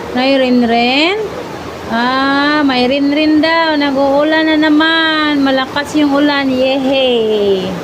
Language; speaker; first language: Filipino; non-native, local second language; Cebuano